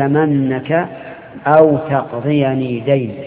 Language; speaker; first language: Arabic; native; Arabic